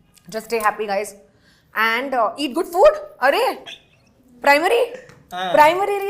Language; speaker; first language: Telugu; non-native, local second language; Hindi